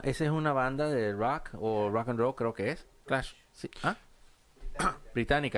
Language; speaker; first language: Spanish; native; Spanish